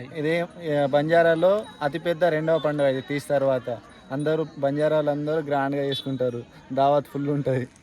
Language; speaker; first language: Telugu; non-native, local second language; Lambadi